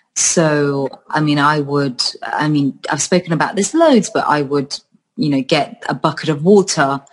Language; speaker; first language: English; early bilingual, other home language; Georgian